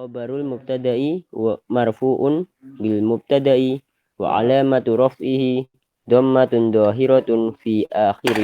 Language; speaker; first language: Arabic; non-native, learner; Indonesian